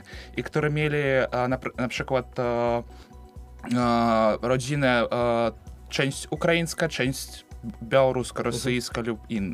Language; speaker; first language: Ukrainian; non-native, learner; Belarusian